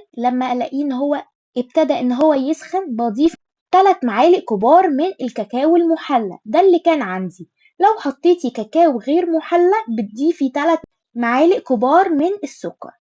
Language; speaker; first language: Arabic; native; Arabic